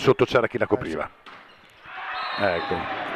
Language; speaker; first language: Italian; native; Italian